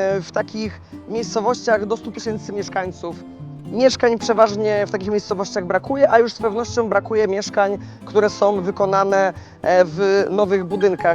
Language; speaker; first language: Polish; native; Polish